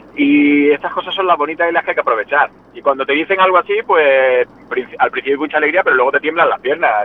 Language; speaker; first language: Spanish; native; Spanish